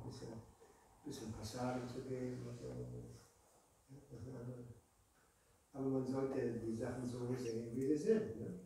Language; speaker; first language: German; native; German